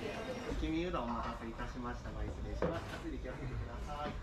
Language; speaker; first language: Japanese; native; Japanese